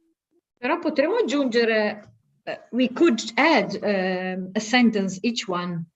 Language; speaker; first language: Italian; native; Italian